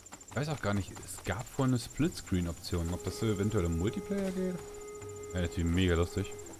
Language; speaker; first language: German; native; German